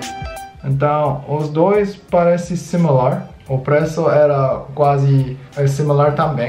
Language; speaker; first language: Portuguese; non-native, learner; English